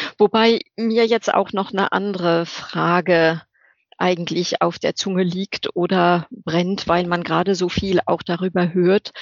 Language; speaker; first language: German; early bilingual, heritage; German